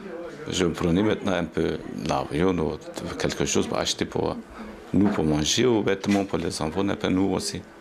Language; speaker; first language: French; non-native, learner; Turkish